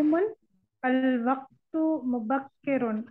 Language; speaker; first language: Arabic; non-native, learner; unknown